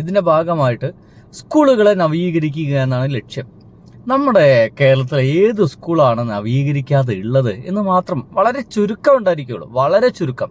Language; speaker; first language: Malayalam; native; Malayalam